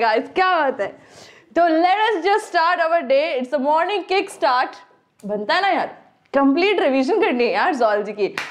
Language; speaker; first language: Hindi; native; Hindi